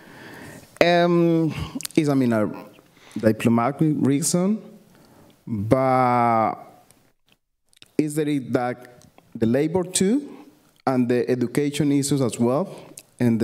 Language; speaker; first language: English; non-native, learner; Spanish